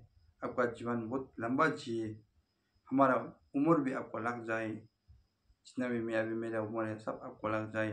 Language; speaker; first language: Hindi; non-native, local second language; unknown